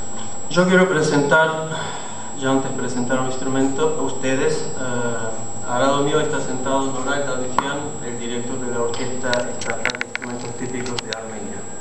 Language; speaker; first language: Spanish; non-native, fluent; Armenian